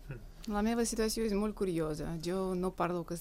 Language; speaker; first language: Catalan; non-native, fluent; Russian